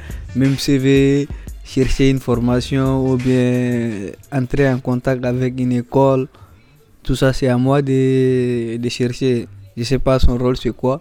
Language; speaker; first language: French; non-native, fluent; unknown